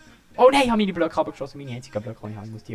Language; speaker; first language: German; native; German